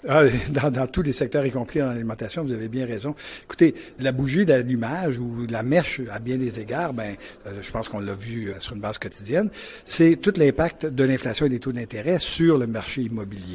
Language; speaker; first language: French; native; French